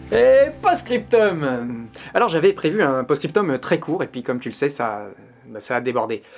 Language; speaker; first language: French; native; French